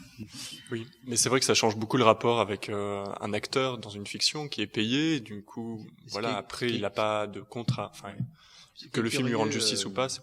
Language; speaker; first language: French; native; French